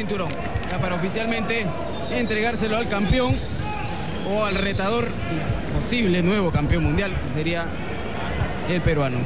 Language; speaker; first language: Spanish; native; Spanish